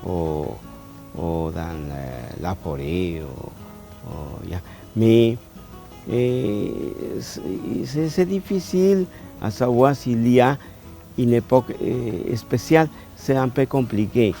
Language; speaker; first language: French; non-native, fluent; Spanish